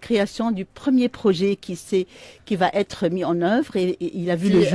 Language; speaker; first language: French; non-native, local second language; Arabic